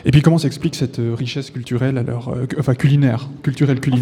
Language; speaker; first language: French; native; French